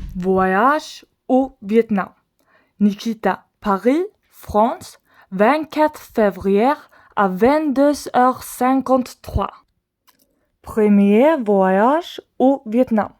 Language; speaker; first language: French; non-native, learner; Swedish